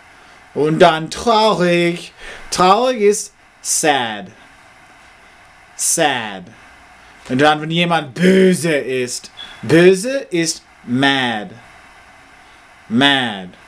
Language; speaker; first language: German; non-native, learner; English